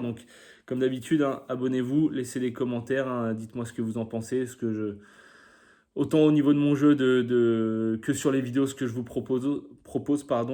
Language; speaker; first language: French; native; French